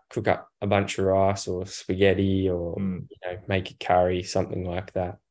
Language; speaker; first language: English; native; English